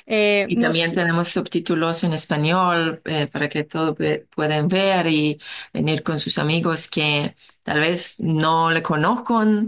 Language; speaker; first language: Spanish; non-native, learner; Hebrew